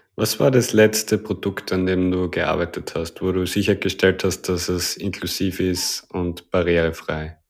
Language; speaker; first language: German; native; German